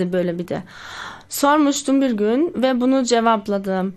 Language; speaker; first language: Turkish; early bilingual, heritage; Turkish